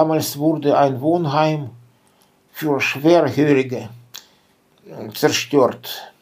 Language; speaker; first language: German; non-native, fluent; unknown